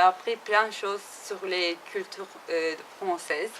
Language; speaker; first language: French; non-native, learner; Turkish